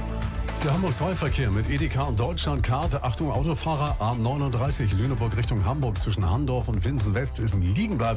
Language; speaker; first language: German; native; German